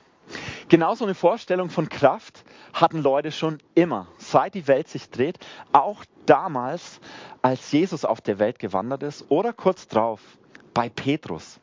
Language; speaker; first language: German; native; German